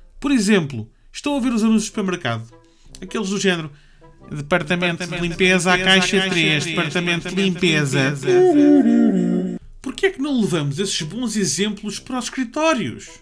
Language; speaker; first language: Portuguese; native; Portuguese